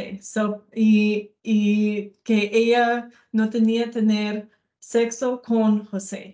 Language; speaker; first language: Spanish; non-native, learner; English